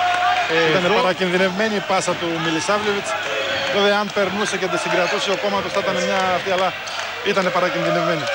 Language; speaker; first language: Greek; native; Greek